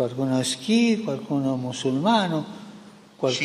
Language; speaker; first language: Italian; early bilingual, heritage; Spanish